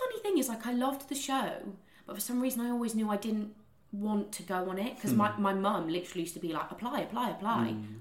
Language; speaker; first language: English; native; English